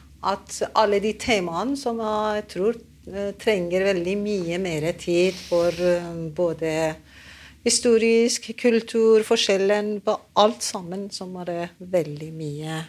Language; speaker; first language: Norwegian; non-native, learner; Persian